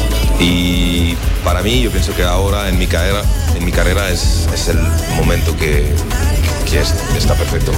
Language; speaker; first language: Spanish; non-native, learner; French